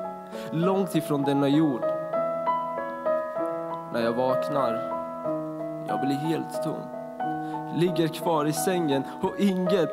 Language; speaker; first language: Swedish; non-native, fluent; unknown